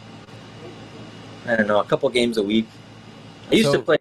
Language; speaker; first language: English; native; English